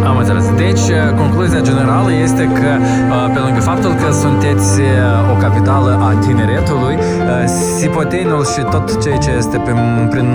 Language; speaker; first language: Romanian; native; Romanian